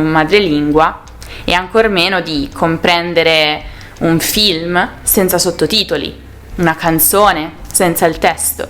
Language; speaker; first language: Italian; native; Italian